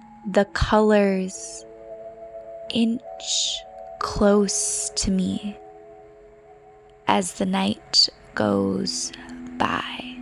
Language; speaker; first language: English; early bilingual, other home language; Spanish